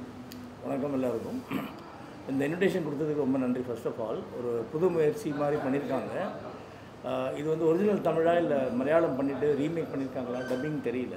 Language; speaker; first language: Tamil; native; Tamil